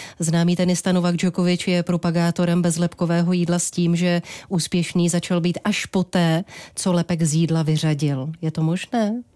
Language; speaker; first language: Czech; native; Czech